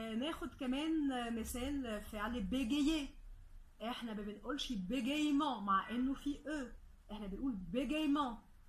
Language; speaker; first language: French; non-native, fluent; Arabic